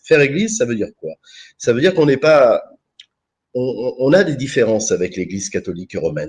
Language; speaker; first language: French; native; French